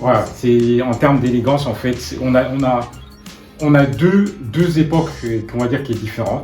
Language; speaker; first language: French; native; French